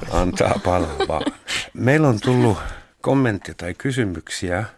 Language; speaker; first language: Finnish; non-native, fluent; German